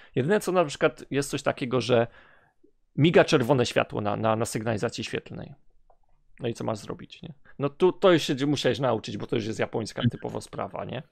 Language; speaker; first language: Polish; native; Polish